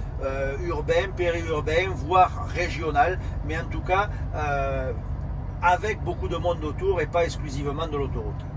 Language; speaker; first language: French; native; French